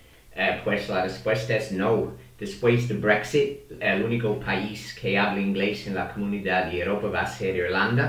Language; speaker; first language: Spanish; non-native, fluent; English